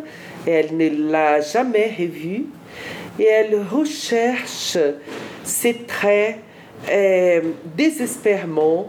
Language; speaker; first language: French; non-native, fluent; Portuguese